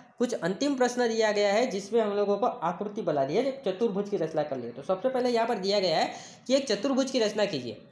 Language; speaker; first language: Hindi; non-native, local second language; Gujarati